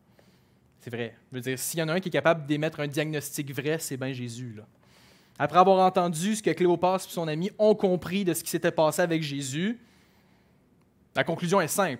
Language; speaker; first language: French; native; French